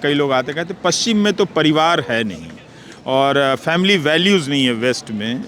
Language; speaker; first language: Hindi; native; Hindi